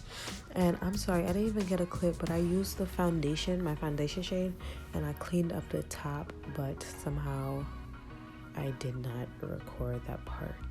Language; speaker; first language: English; native; English